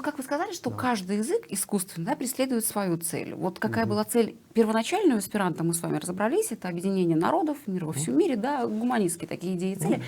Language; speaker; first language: Russian; native; Russian